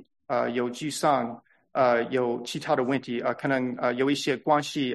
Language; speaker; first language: Chinese; non-native, fluent; English